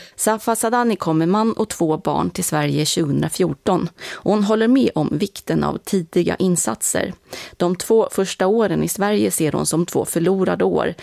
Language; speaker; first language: Swedish; native; Swedish